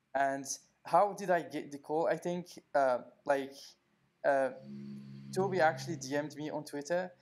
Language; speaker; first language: English; non-native, fluent; Arabic